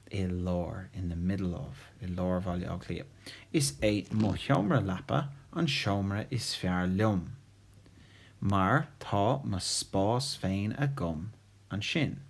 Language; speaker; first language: Irish; non-native, local second language; English